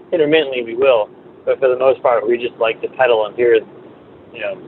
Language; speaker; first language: English; native; English